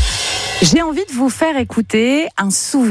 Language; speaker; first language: French; native; French